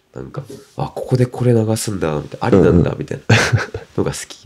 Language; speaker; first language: Japanese; non-native, local second language; English